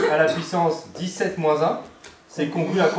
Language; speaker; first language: French; native; French